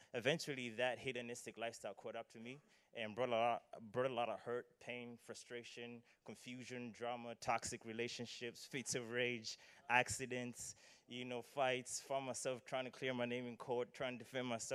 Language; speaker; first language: English; non-native, local second language; Nyanja